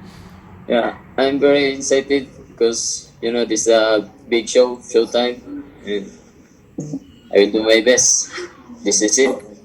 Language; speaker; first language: English; non-native, learner; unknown